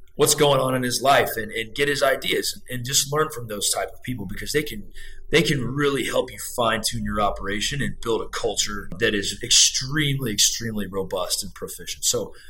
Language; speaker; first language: English; native; English